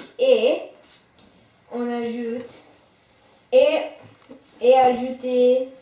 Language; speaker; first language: French; non-native, learner; English